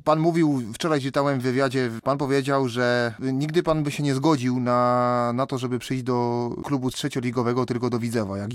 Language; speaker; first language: Polish; native; Polish